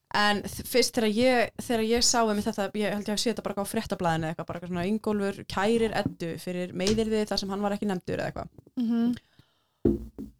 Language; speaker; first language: Icelandic; native; Icelandic